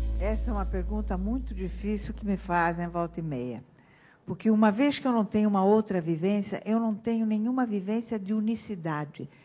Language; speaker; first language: Portuguese; early bilingual, other home language; Italian